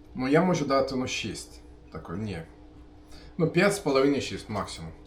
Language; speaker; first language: Ukrainian; non-native, learner; Turkish